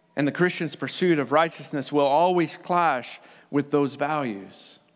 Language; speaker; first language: English; native; English